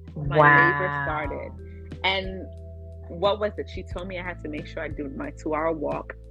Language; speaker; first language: English; early bilingual, other home language; Akan